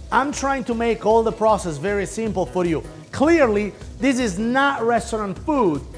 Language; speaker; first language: English; non-native, fluent; Italian